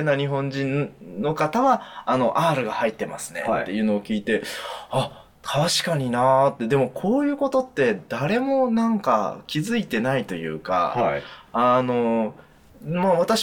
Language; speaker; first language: Japanese; native; Japanese